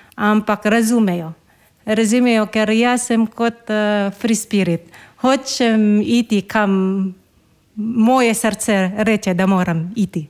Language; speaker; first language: Slovenian; non-native, learner; Filipino